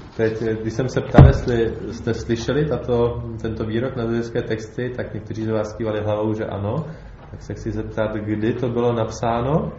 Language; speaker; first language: Czech; native; Czech